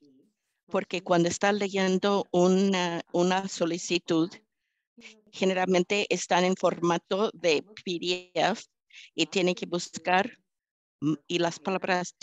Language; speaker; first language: Spanish; early bilingual, heritage; English